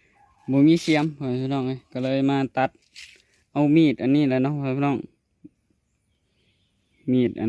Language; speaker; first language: Thai; non-native, local second language; Lao